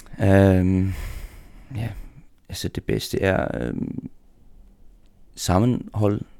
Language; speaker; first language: Danish; non-native, local second language; Faroese